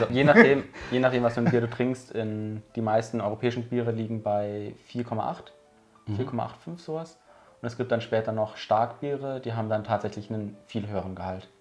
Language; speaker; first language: German; native; German